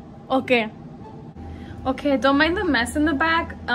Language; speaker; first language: English; early bilingual, other home language; Spanish